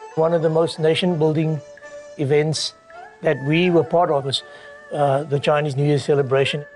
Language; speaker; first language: English; native; English